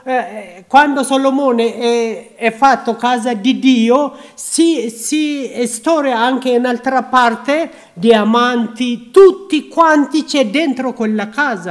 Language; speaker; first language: Italian; non-native, learner; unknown